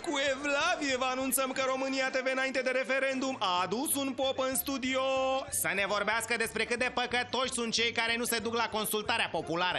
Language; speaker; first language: Romanian; native; Romanian